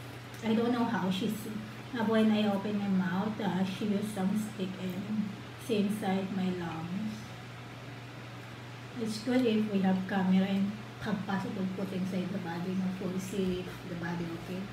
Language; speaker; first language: English; non-native, learner; Filipino